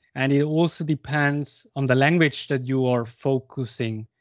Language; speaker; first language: English; non-native, fluent; Swiss German